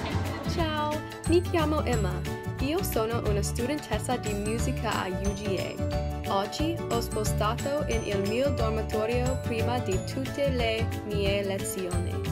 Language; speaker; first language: Italian; non-native, learner; English